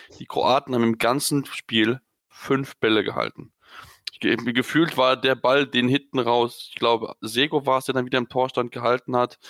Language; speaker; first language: German; native; German